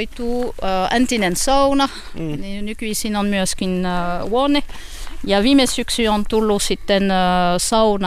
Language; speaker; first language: Finnish; non-native, learner; French